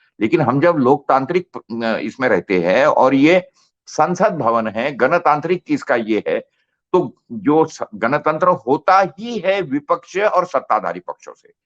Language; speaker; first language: Hindi; non-native, local second language; Marathi